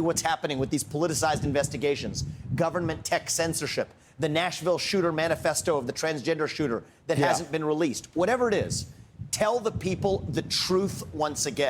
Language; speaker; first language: English; native; English